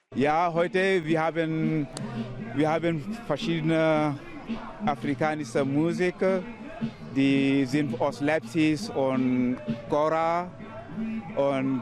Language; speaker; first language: German; non-native, learner; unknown